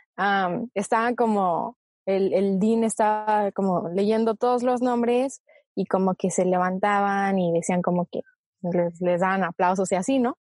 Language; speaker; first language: Spanish; early bilingual, other home language; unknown